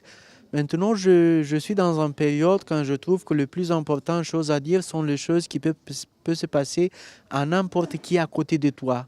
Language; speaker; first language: French; non-native, fluent; Romanian